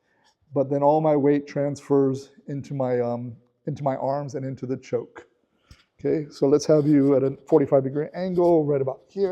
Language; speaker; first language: English; native; English